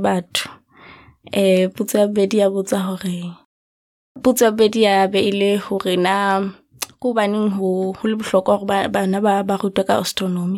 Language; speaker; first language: English; non-native, local second language; Southern Sotho